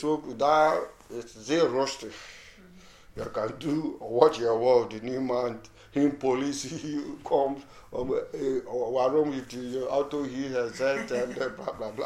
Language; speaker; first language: Dutch; non-native, learner; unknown